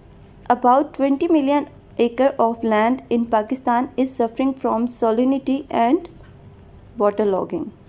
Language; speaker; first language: English; non-native, local second language; Urdu